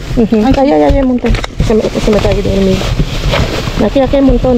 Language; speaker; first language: Spanish; non-native, fluent; Filipino